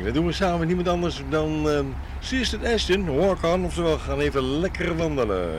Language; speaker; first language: Dutch; native; Dutch